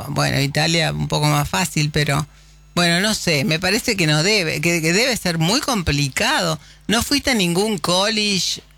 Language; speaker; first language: Spanish; native; Spanish